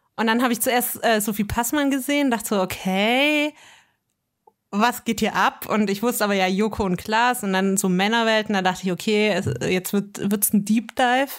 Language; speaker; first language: German; native; German